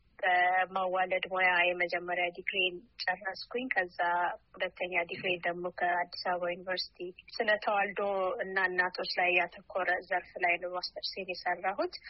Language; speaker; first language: Amharic; non-native, local second language; Oromo